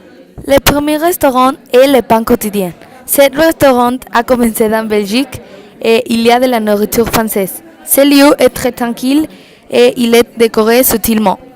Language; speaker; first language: French; non-native, learner; Spanish